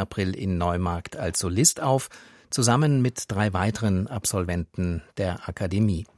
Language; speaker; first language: German; native; German